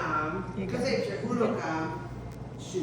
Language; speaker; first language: Hungarian; early bilingual, heritage; Hungarian